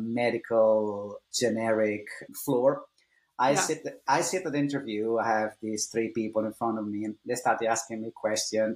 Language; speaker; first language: English; non-native, fluent; Italian